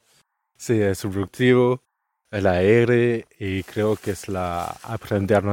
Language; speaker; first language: Spanish; non-native, learner; French